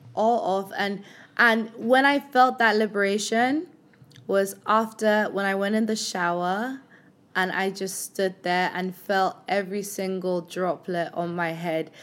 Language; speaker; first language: English; non-native, local second language; Yoruba